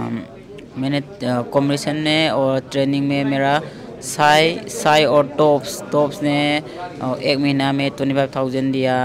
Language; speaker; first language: Hindi; non-native, local second language; Manipuri